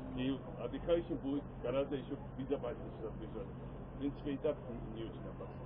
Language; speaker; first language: Russian; non-native, local second language; Georgian